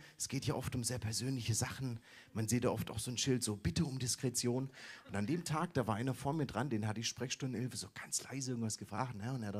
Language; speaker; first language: German; native; German